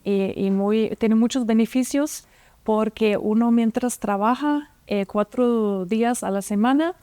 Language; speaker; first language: Spanish; non-native, fluent; German